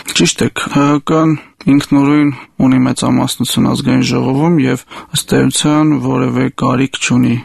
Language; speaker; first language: Armenian; native; Armenian